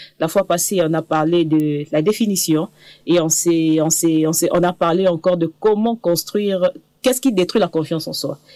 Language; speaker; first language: French; native; French